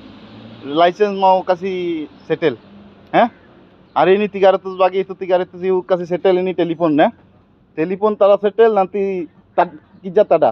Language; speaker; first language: Indonesian; non-native, learner; Bangla